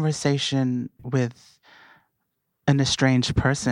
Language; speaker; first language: English; native; English